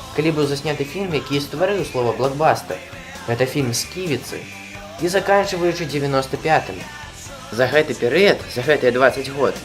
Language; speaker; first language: Belarusian; non-native, local second language; Russian